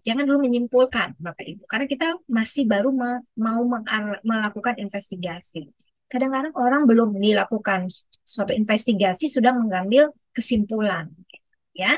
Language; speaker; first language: Indonesian; native; Indonesian